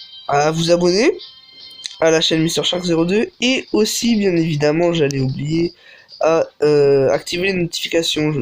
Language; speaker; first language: French; native; French